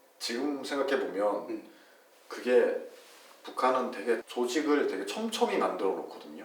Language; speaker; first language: Korean; native; Korean